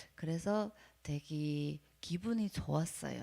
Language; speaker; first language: Korean; non-native, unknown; Chinese